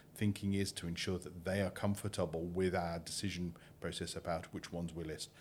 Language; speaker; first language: English; native; English